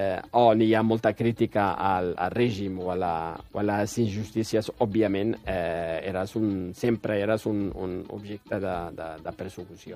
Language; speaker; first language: Catalan; non-native, fluent; Riffian